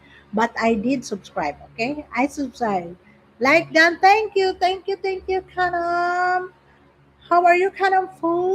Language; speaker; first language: English; non-native, local second language; Filipino